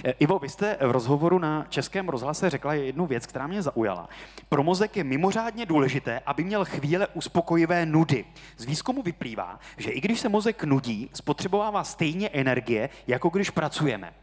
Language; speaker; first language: Czech; native; Czech